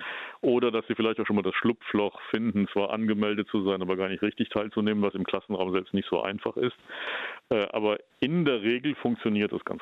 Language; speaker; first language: German; native; German